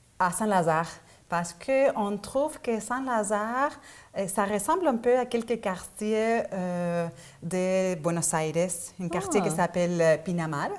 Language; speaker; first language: French; non-native, fluent; Spanish